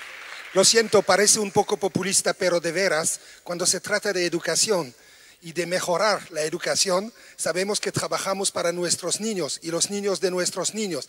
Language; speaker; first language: Spanish; non-native, fluent; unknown